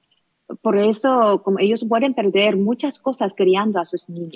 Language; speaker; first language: Spanish; non-native, learner; Korean